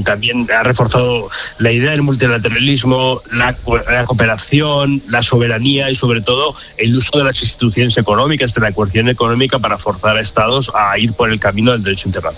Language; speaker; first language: Spanish; native; Spanish